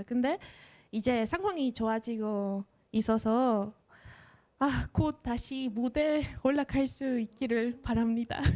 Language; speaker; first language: Korean; non-native, fluent; Spanish